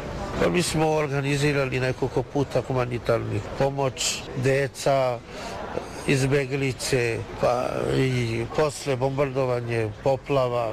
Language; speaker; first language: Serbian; non-native, fluent; Chinese